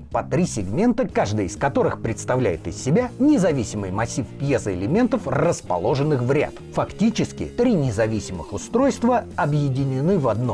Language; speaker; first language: Russian; native; Russian